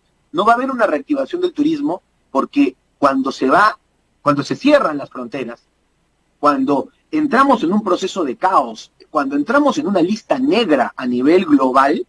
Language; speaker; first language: Spanish; native; Spanish